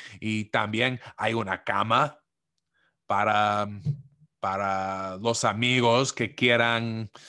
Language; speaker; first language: Spanish; non-native, fluent; English